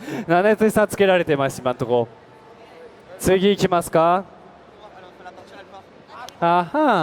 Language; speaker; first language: Japanese; non-native, fluent; French